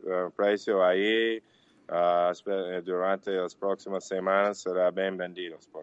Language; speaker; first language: Portuguese; non-native, fluent; English